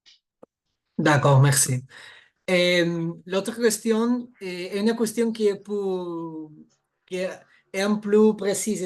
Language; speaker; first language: French; non-native, fluent; Catalan